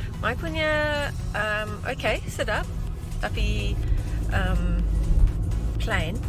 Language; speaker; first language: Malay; early bilingual, heritage; Malay